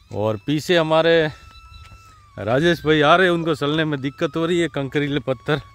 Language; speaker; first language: Hindi; non-native, local second language; Gujarati